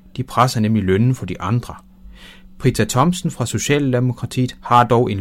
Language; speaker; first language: Danish; native; Danish